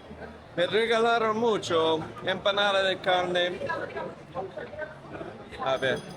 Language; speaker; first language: Spanish; non-native, learner; English